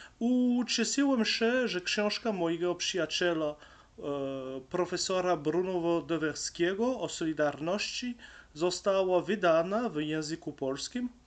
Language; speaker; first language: Polish; non-native, learner; French